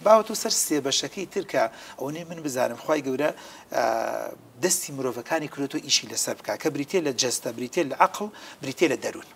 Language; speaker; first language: Central Kurdish; native; Central Kurdish